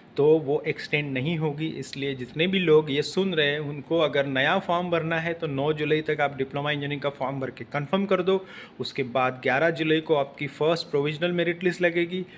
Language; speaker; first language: Hindi; non-native, local second language; Marathi